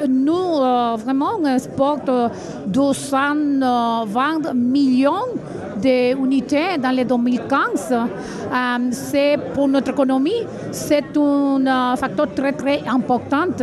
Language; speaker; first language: French; non-native, learner; Spanish